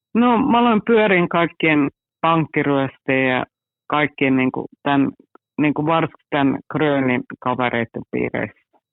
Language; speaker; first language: Finnish; native; Finnish